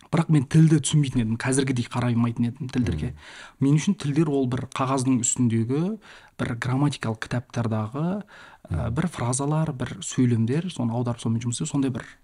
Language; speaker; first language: Kazakh; native; Kazakh